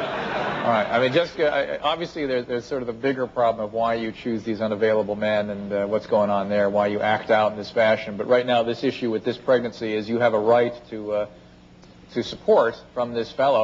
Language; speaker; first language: English; native; English